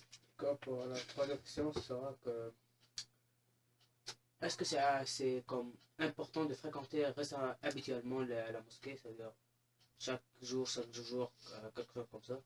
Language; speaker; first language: French; non-native, fluent; Arabic